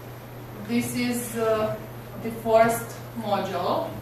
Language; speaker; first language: English; non-native, learner; Romanian